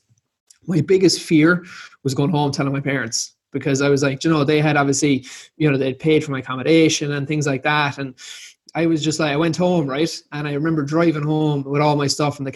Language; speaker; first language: English; native; English